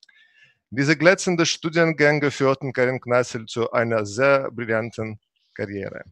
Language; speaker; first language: German; non-native, fluent; Russian